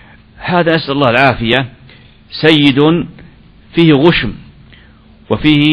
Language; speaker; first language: Arabic; native; Arabic